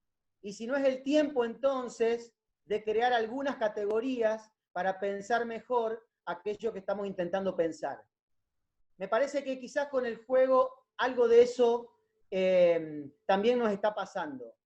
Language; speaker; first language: Spanish; native; Spanish